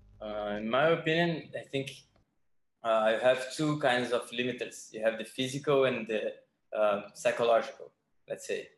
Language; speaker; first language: English; non-native, fluent; Portuguese